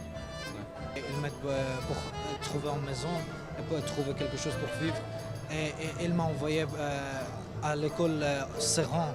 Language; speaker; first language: French; non-native, learner; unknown